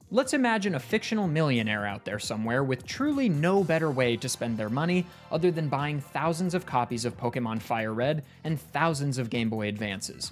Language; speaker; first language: English; native; English